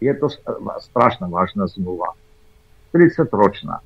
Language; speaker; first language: Slovak; non-native, fluent; Armenian